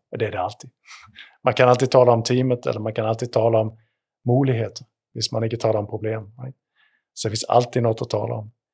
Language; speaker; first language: Swedish; native; Swedish